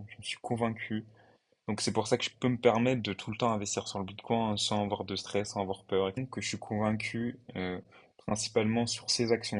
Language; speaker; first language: French; native; French